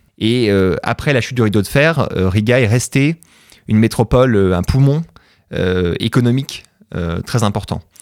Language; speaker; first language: French; native; French